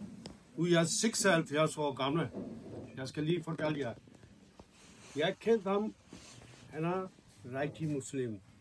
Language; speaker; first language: Danish; non-native, learner; Urdu